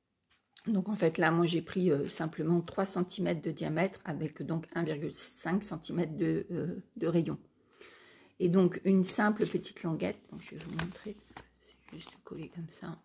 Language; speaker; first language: French; native; French